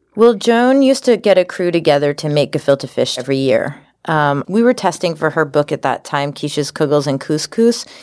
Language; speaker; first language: English; native; English